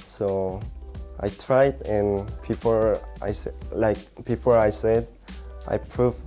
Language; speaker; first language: English; non-native, learner; Korean